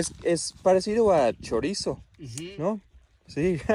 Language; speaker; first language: Spanish; non-native, learner; English